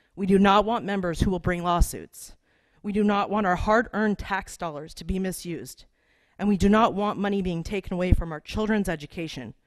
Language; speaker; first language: English; native; English